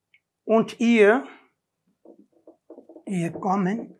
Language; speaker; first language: German; non-native, learner; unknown